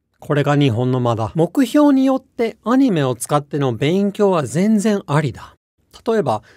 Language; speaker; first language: Japanese; native; Japanese